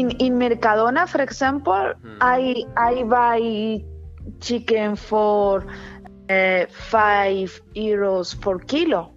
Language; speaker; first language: English; non-native, learner; Spanish